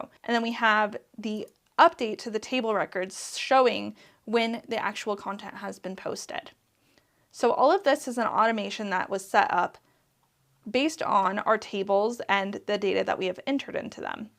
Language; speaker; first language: English; native; English